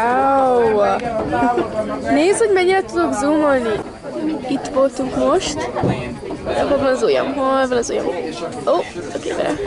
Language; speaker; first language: Hungarian; early bilingual, heritage; Hungarian